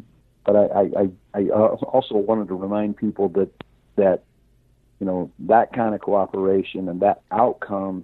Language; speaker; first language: English; native; English